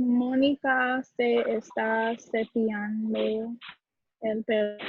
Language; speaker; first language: Spanish; non-native, learner; English